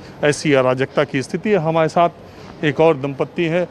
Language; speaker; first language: Hindi; native; Hindi